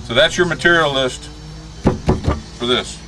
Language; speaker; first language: English; native; English